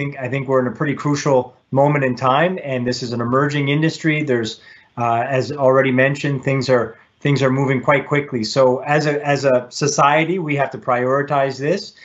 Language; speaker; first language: English; native; English